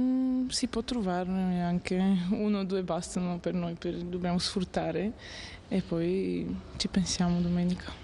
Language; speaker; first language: Italian; non-native, fluent; Bulgarian